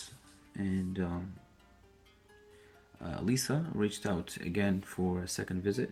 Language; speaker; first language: English; early bilingual, other home language; Arabic